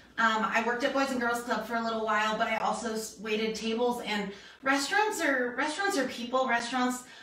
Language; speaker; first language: English; native; English